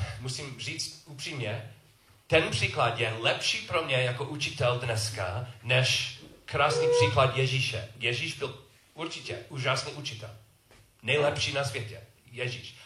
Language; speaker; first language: Czech; non-native, learner; English